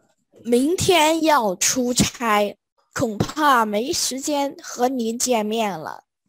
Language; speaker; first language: Chinese; non-native, fluent; Vietnamese